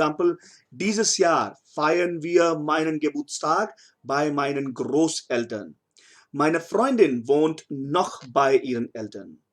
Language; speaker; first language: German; non-native, fluent; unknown